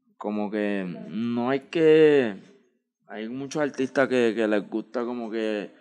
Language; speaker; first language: Spanish; native; Spanish